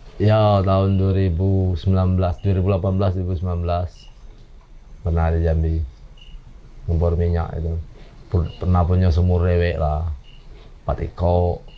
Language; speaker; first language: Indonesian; non-native, local second language; Malay